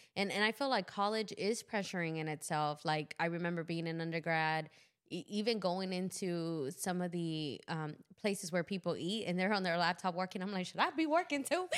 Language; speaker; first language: English; early bilingual, other home language; Spanish